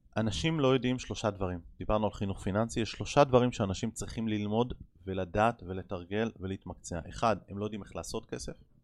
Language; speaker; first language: Hebrew; native; Hebrew